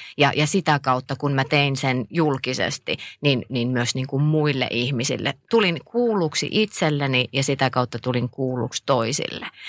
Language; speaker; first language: Finnish; native; Finnish